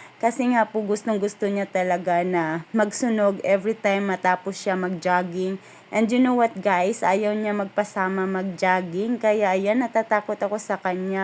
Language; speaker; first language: Filipino; non-native, local second language; Cebuano